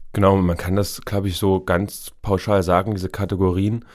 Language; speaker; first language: German; native; German